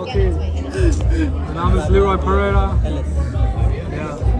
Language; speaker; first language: German; non-native, learner; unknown